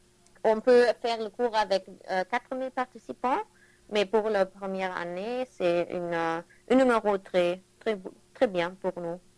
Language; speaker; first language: French; non-native, learner; German